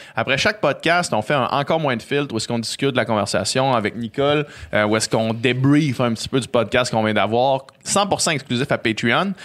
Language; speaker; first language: French; native; French